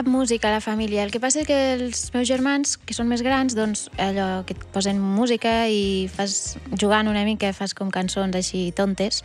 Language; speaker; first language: Catalan; native; Catalan